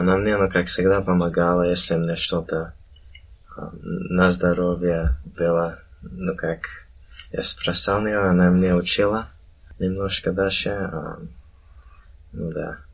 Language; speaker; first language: Russian; early bilingual, heritage; Russian